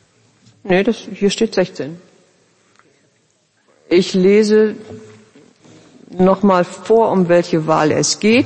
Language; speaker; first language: German; native; German